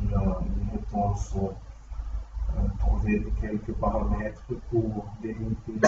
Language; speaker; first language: French; non-native, learner; Portuguese